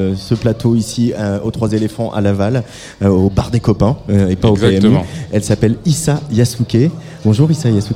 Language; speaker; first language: French; native; French